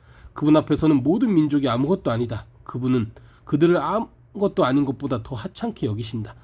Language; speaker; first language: Korean; native; Korean